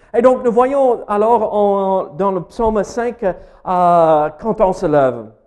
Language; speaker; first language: French; non-native, fluent; English